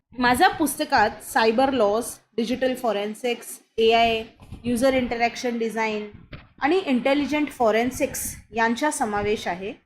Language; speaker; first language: Marathi; non-native, local second language; Hindi